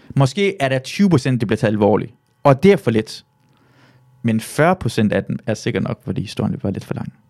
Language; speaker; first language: Danish; early bilingual, other home language; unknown